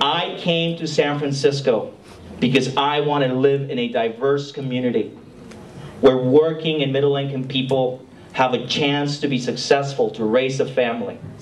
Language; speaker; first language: English; early bilingual, other home language; Spanish